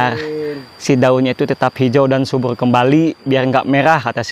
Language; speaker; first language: Indonesian; native; Indonesian